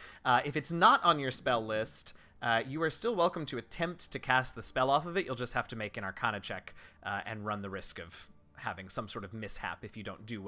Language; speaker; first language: English; native; English